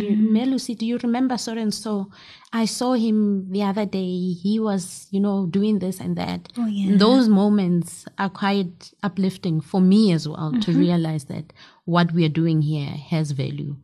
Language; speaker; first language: English; non-native, local second language; Southern Sotho